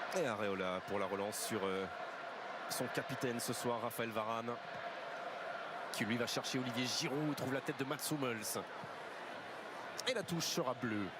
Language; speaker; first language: French; native; French